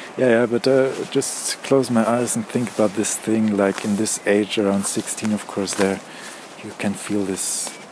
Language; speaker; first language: English; non-native, fluent; German